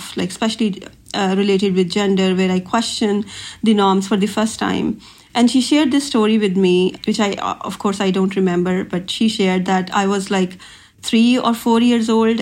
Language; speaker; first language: English; non-native, local second language; Punjabi